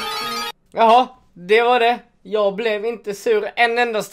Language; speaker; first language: Swedish; native; Swedish